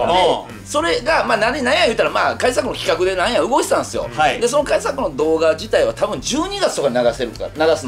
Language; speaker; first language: Japanese; native; Japanese